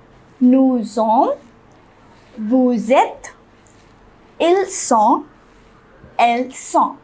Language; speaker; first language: French; non-native, fluent; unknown